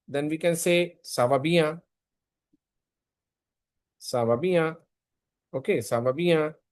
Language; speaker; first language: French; non-native, learner; Hindi